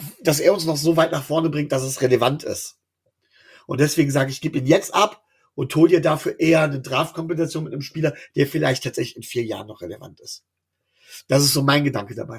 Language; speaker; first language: German; native; German